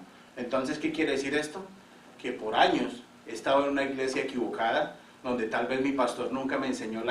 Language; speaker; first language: Spanish; native; Spanish